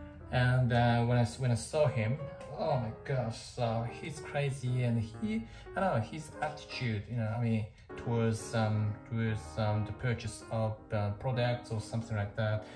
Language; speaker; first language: English; non-native, fluent; Japanese